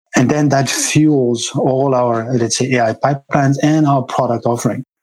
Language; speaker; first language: English; non-native, fluent; French